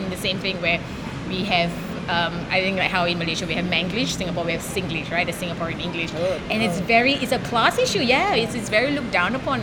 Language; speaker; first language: English; non-native, local second language; Malay